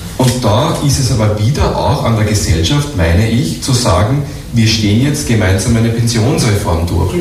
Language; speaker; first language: German; native; German